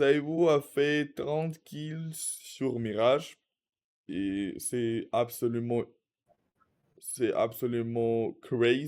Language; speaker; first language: French; non-native, learner; Russian